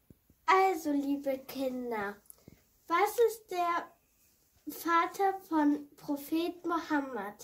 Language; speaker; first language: German; non-native, fluent; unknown